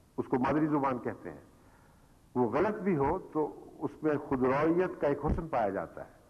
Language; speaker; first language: Urdu; native; Urdu